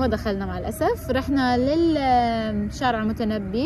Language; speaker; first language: Arabic; non-native, fluent; Persian